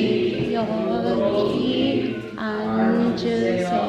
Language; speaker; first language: Korean; non-native, learner; English